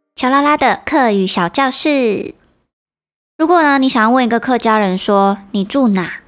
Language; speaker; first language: Chinese; non-native, local second language; Hakka Chinese